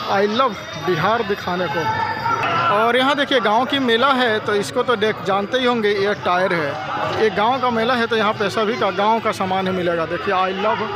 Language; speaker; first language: Hindi; native; Hindi